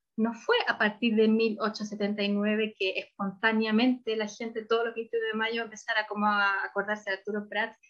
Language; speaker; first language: Spanish; early bilingual, heritage; Spanish